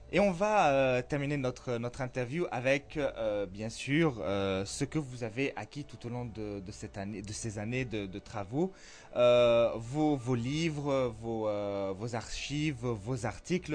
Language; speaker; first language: French; native; French